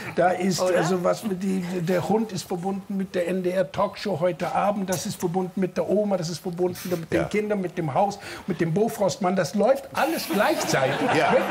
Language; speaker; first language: German; non-native, fluent; English